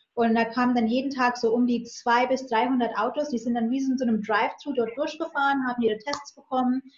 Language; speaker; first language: German; non-native, fluent; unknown